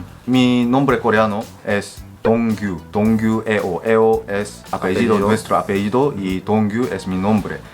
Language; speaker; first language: Spanish; non-native, fluent; Korean